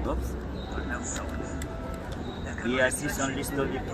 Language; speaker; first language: Spanish; non-native, learner; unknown